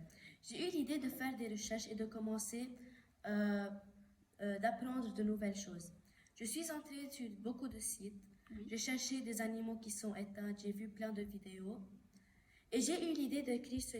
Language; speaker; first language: French; non-native, local second language; Arabic